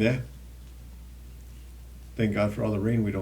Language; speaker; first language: English; native; English